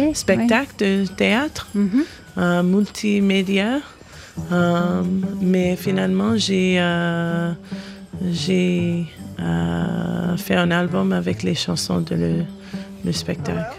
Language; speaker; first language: French; non-native, learner; English